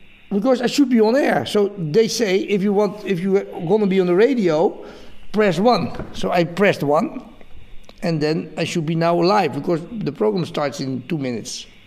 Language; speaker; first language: English; non-native, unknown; Dutch